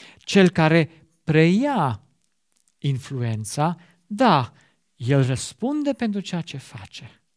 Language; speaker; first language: Romanian; non-native, fluent; German